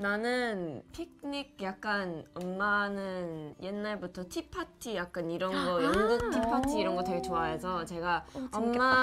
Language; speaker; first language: Korean; early bilingual, heritage; Korean